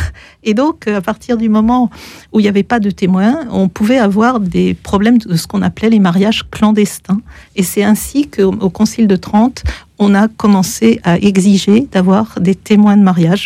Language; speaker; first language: French; native; French